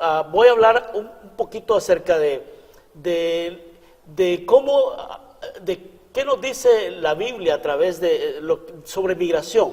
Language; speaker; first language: Spanish; native; Spanish